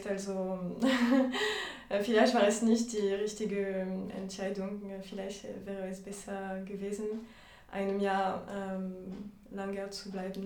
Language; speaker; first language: German; non-native, fluent; French